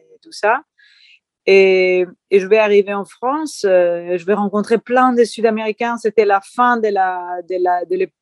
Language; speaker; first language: French; non-native, fluent; Spanish